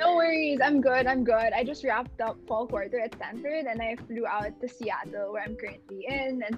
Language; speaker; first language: English; non-native, local second language; Filipino